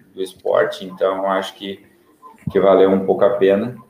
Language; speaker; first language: Portuguese; native; Portuguese